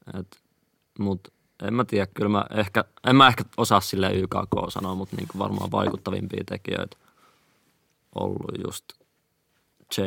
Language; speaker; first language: Finnish; native; Finnish